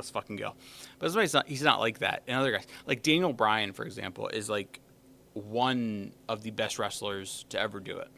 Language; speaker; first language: English; native; English